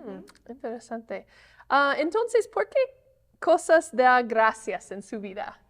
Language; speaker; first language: Spanish; non-native, fluent; English